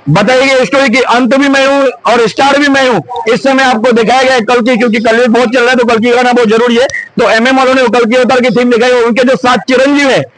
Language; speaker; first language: Hindi; non-native, local second language; Sindhi